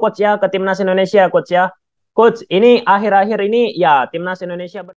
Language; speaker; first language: Indonesian; native; Indonesian